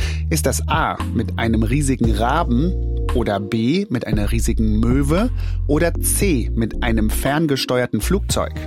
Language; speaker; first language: German; native; German